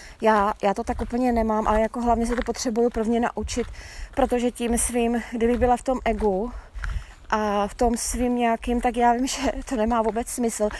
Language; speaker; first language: Czech; native; Czech